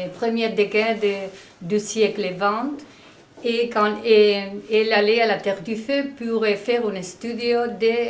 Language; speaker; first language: French; non-native, learner; Spanish